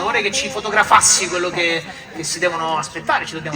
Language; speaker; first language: Italian; native; Italian